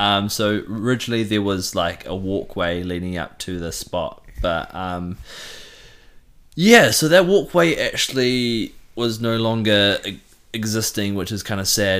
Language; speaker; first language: English; native; English